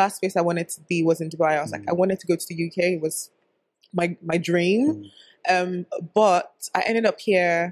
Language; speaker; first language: English; non-native, local second language; Yoruba